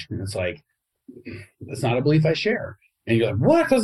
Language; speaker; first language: English; native; English